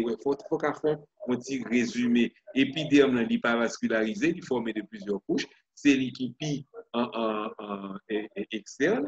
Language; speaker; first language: French; non-native, local second language; Haitian Creole